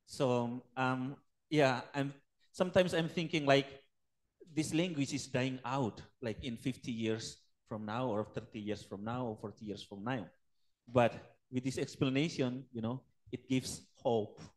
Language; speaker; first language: English; non-native, local second language; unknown